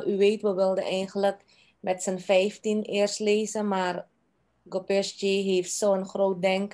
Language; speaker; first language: Dutch; non-native, local second language; Caribbean Hindustani